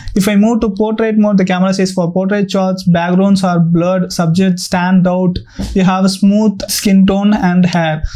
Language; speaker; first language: English; non-native, local second language; Tamil